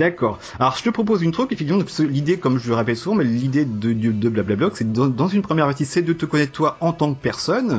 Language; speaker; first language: French; native; French